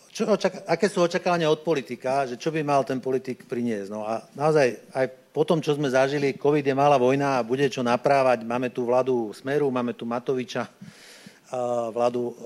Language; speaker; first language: Slovak; native; Slovak